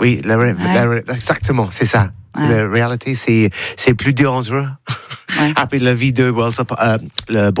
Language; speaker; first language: French; non-native, learner; English